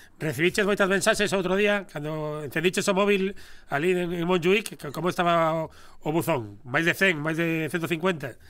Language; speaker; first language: Galician; native; Galician